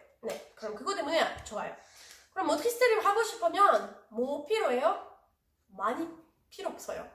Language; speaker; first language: Korean; non-native, learner; French